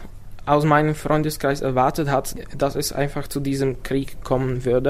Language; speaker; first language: German; non-native, fluent; Slovak